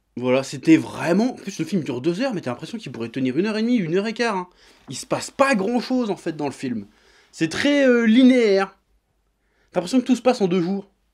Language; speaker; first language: French; native; French